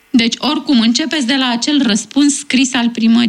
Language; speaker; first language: Romanian; native; Romanian